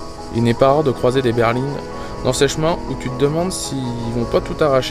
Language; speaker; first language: French; native; French